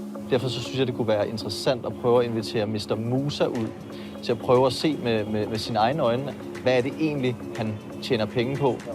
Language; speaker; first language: Danish; native; Danish